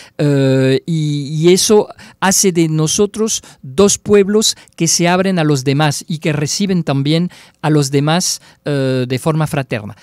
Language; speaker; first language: Spanish; non-native, fluent; French